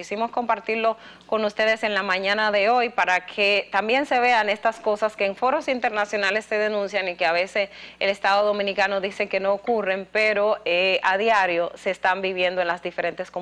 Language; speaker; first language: Spanish; native; Spanish